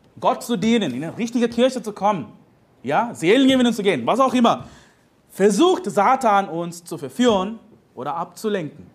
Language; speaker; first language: German; non-native, fluent; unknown